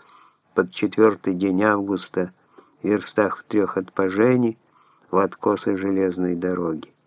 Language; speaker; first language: Russian; native; Russian